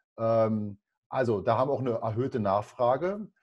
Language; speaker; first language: German; native; German